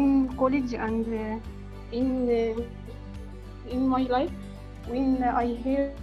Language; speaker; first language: English; non-native, learner; Arabic